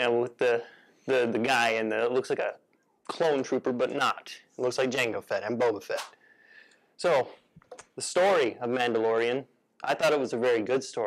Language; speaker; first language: English; native; English